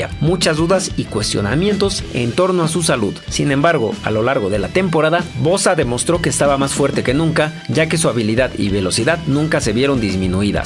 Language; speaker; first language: Spanish; native; Spanish